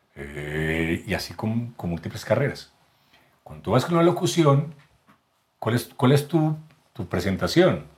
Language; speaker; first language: Spanish; native; Spanish